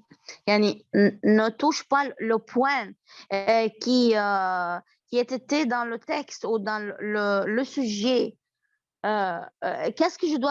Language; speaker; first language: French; non-native, learner; Arabic